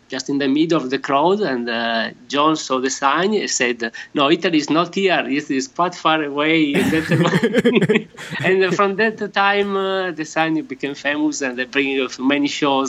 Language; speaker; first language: English; non-native, learner; Italian